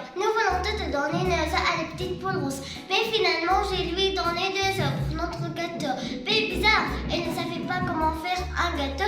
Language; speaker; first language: French; non-native, learner; Arabic